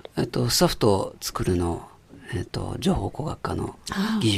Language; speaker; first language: Japanese; non-native, learner; French